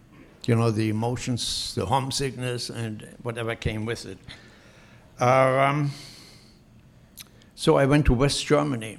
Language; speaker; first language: English; non-native, fluent; Polish